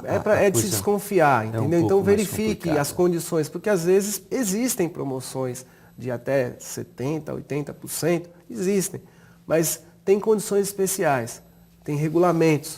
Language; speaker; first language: Portuguese; native; Portuguese